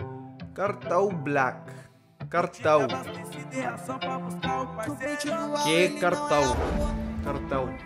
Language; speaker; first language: Portuguese; non-native, learner; Spanish